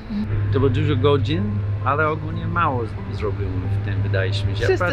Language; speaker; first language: Polish; non-native, fluent; English